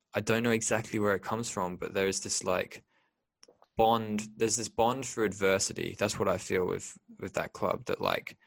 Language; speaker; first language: English; native; English